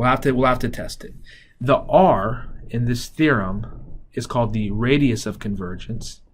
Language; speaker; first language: English; native; English